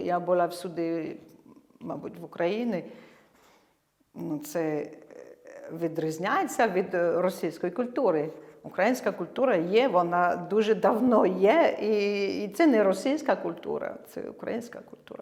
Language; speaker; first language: Ukrainian; non-native, fluent; French